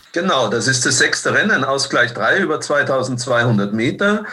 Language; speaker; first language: German; native; German